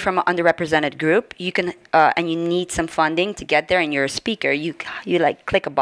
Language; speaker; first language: English; non-native, fluent; Dutch